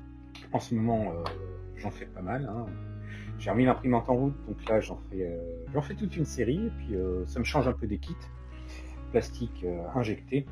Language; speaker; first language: French; native; French